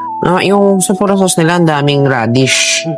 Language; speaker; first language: Filipino; native; Filipino